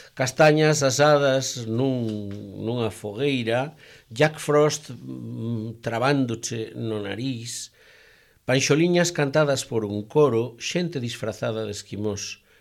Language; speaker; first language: Galician; native; Galician